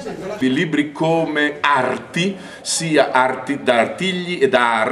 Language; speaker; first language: Italian; native; Italian